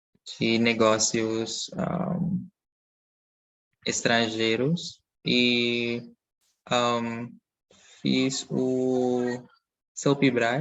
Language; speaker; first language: Portuguese; non-native, fluent; Dutch